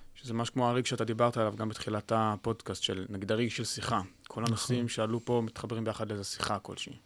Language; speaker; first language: Hebrew; native; Hebrew